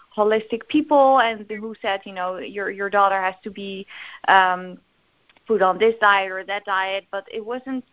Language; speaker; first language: English; non-native, fluent; Dutch